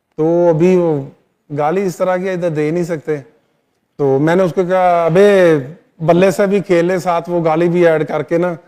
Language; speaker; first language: Urdu; non-native, local second language; Punjabi